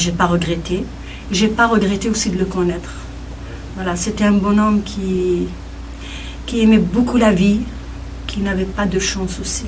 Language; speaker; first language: French; non-native, local second language; Kabyle